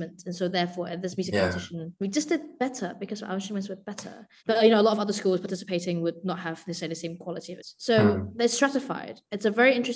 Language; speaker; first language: English; non-native, local second language; Cantonese